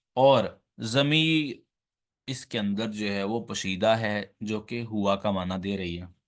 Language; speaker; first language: Urdu; native; Urdu